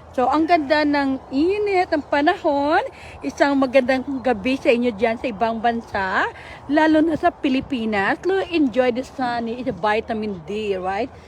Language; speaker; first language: Filipino; native; Filipino